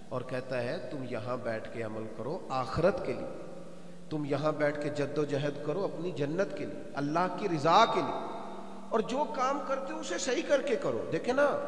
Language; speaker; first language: Urdu; non-native, local second language; Punjabi